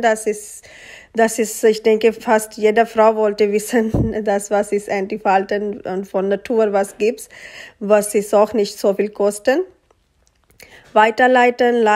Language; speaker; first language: German; non-native, learner; Urdu